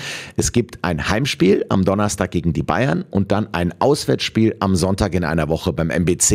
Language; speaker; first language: German; native; German